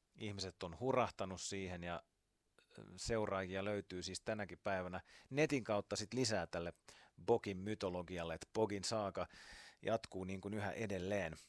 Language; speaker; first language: Finnish; native; Finnish